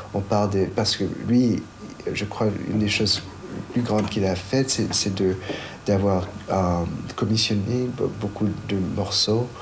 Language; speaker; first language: French; non-native, fluent; Chinese